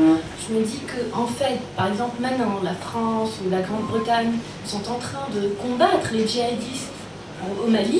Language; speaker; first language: French; non-native, local second language; Arabic